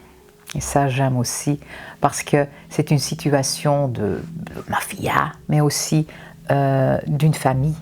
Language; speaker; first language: French; non-native, local second language; Dutch